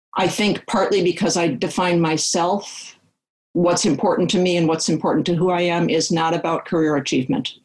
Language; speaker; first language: English; native; English